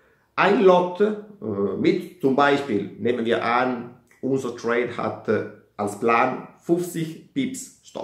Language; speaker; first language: German; non-native, fluent; Italian